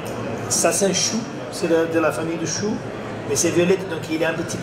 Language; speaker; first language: French; non-native, learner; Portuguese